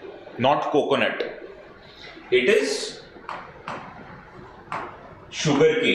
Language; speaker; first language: English; non-native, local second language; Hindi